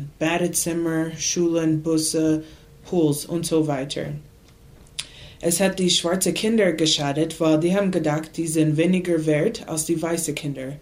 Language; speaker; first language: German; non-native, learner; English